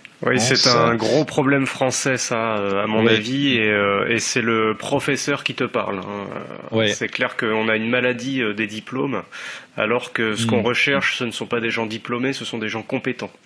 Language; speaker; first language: French; native; French